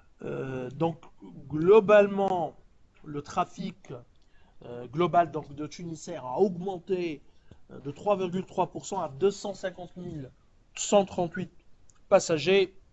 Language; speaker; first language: French; non-native, local second language; Arabic